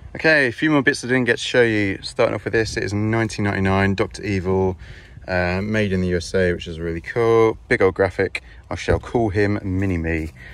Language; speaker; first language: English; native; English